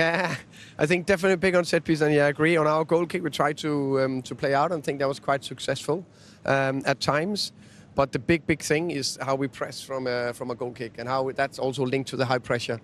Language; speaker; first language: English; non-native, fluent; Danish